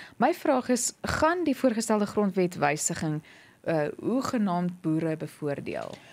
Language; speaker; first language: Afrikaans; native; Afrikaans